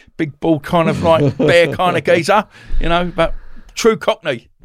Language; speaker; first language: English; native; English